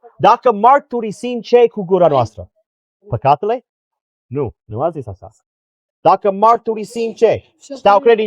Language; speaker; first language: Romanian; non-native, learner; English